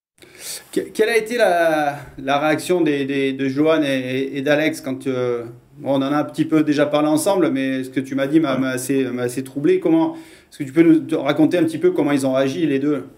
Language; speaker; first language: French; native; French